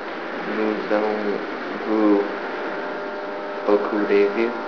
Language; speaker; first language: French; non-native, learner; English